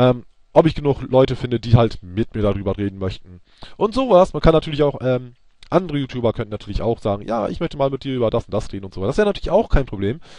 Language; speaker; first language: German; native; German